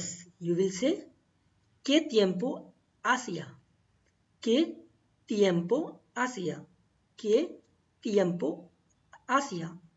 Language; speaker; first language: Spanish; non-native, learner; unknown